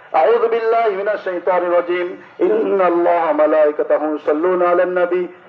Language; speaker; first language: Arabic; non-native, fluent; Bangla